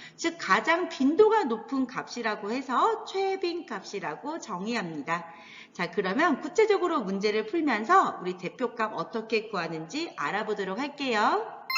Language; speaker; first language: Korean; native; Korean